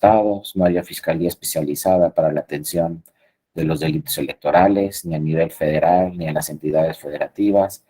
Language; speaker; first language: Spanish; native; Spanish